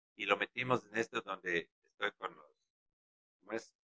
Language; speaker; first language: Spanish; non-native, fluent; German